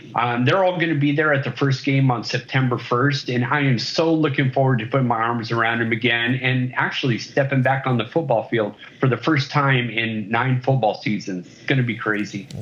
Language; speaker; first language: English; native; English